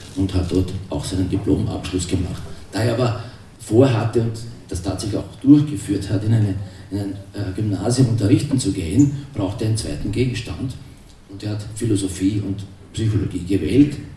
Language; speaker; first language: German; non-native, local second language; Croatian